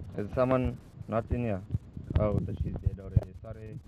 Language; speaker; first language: English; native; English